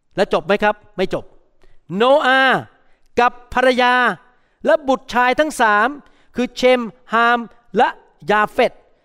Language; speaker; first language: Thai; native; Thai